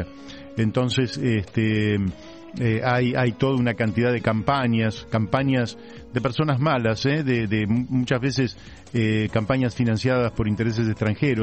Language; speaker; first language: Spanish; native; Spanish